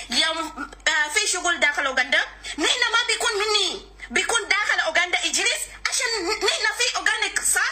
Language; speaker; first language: Arabic; non-native, learner; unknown